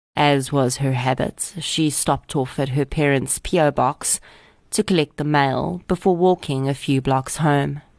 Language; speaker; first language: English; native; English